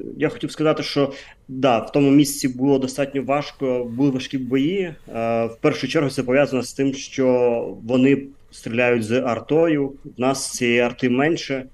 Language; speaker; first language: Ukrainian; non-native, fluent; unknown